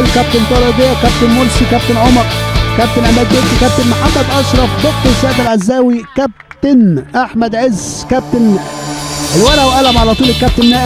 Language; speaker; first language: Arabic; native; Arabic